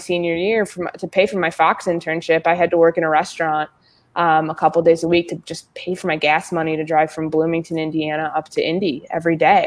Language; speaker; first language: English; native; English